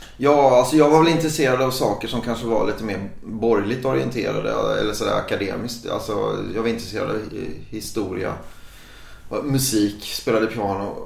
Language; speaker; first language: Swedish; native; Swedish